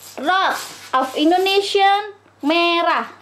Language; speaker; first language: English; non-native, learner; Indonesian